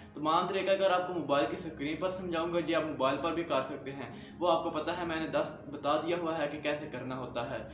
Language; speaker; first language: Urdu; non-native, local second language; Punjabi